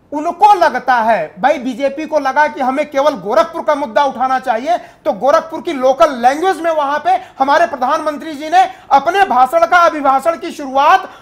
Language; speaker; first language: Hindi; native; Hindi